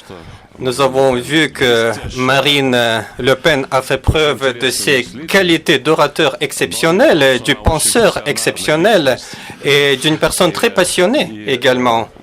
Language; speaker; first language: French; non-native, fluent; Russian